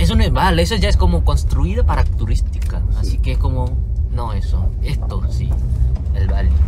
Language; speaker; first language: Spanish; non-native, fluent; Min Nan Chinese